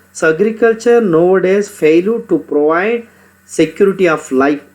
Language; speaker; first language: English; non-native, local second language; Kannada